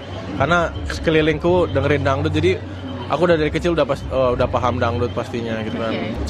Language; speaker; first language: Indonesian; native; Indonesian